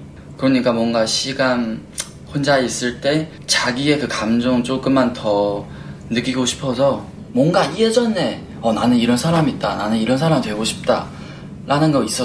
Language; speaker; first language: Korean; non-native, fluent; Chinese